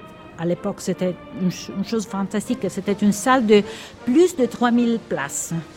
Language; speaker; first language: French; non-native, fluent; Italian